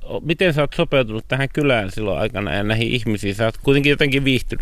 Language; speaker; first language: Finnish; native; Finnish